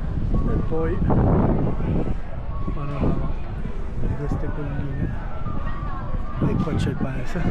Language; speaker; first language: Italian; native; Italian